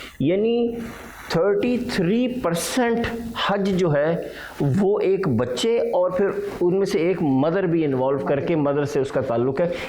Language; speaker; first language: Urdu; early bilingual, heritage; Urdu